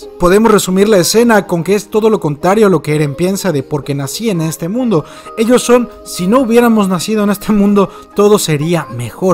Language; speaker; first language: Spanish; native; Spanish